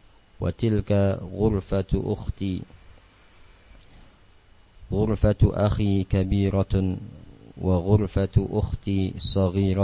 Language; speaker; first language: Arabic; non-native, fluent; Indonesian